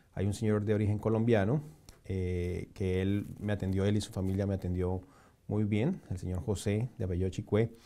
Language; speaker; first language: Spanish; native; Spanish